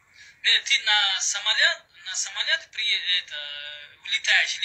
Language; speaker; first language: Russian; non-native, learner; Uzbek